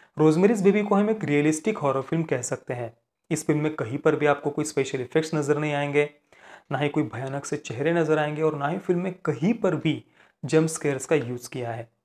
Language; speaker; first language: Hindi; non-native, local second language; Marathi